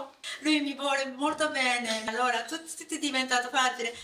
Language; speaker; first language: Italian; non-native, learner; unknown